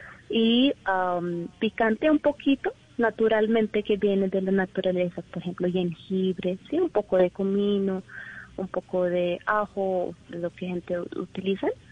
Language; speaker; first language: Spanish; non-native, learner; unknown